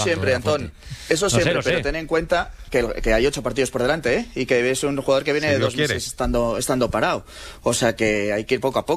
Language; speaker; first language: Spanish; native; Spanish